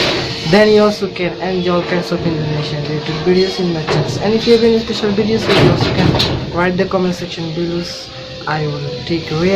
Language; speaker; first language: English; non-native, learner; Bangla